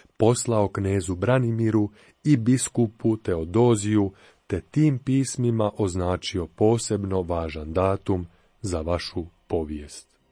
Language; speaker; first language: Croatian; native; Croatian